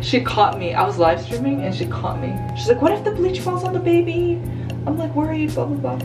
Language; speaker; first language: English; early bilingual, other home language; Korean